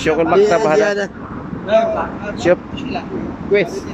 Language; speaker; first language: Arabic; non-native, learner; Filipino